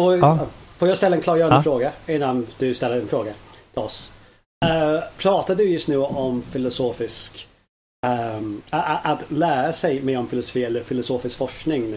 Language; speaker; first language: Swedish; non-native, fluent; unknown